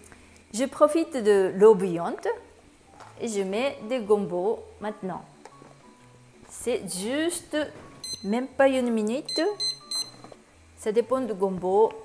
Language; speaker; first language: French; non-native, fluent; Japanese